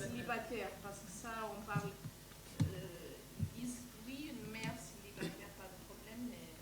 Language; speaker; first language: French; non-native, fluent; Portuguese